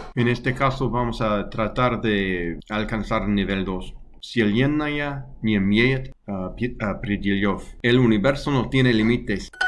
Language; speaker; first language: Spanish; non-native, learner; English